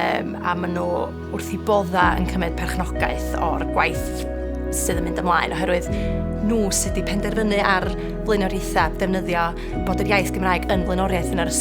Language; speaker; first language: Welsh; native; Welsh